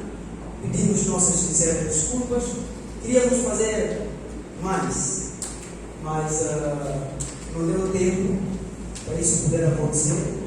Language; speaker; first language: Portuguese; non-native, local second language; Upper Guinea Crioulo